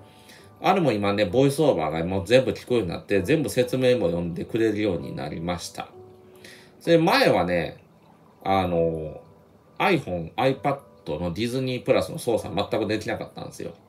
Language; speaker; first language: Japanese; native; Japanese